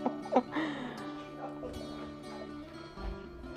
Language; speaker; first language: English; native; English